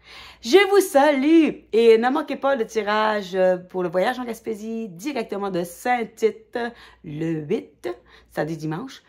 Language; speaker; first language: French; native; French